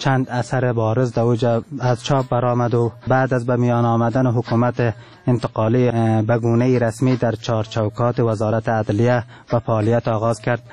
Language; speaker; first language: Persian; non-native, local second language; Turkmen